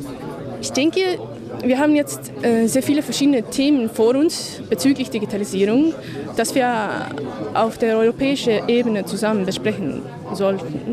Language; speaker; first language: German; non-native, fluent; Estonian